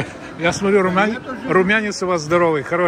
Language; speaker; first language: Russian; native; Russian